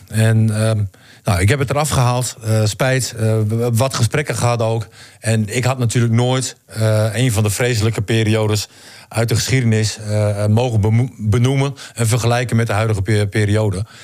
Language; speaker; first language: Dutch; native; Dutch